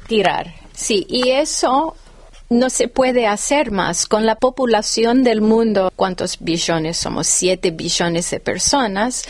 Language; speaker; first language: Spanish; non-native, fluent; English